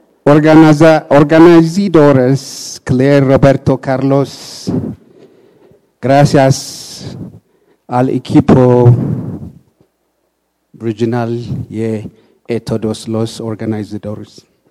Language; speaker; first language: Spanish; non-native, learner; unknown